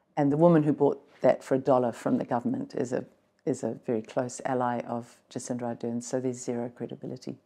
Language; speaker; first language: English; native; English